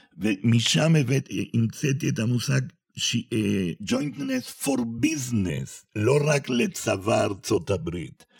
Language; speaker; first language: Hebrew; non-native, fluent; Spanish